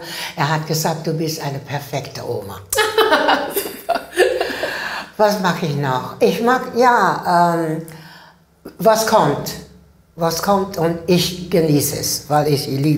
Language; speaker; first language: German; non-native, learner; English